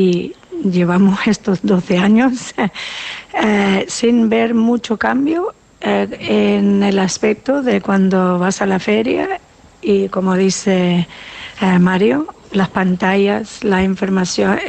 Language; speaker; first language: Spanish; non-native, fluent; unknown